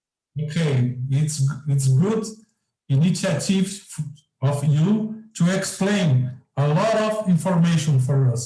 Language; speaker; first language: English; non-native, learner; Portuguese